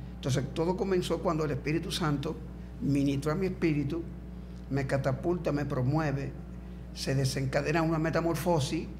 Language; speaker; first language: Spanish; native; Spanish